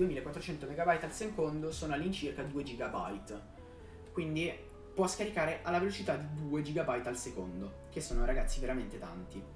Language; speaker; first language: Italian; native; Italian